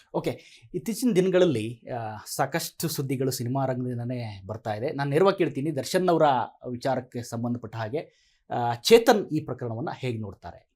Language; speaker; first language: Kannada; native; Kannada